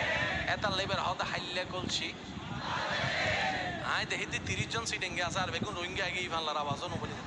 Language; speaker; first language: Bangla; non-native, local second language; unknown